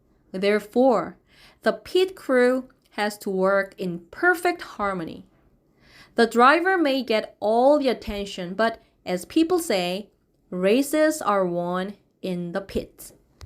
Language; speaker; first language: English; non-native, fluent; Korean